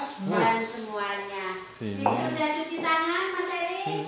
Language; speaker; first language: Indonesian; native; Indonesian